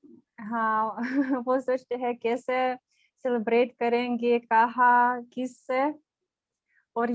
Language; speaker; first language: Hindi; non-native, learner; Russian